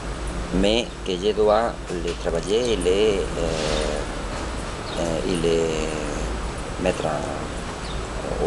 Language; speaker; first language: French; non-native, learner; Spanish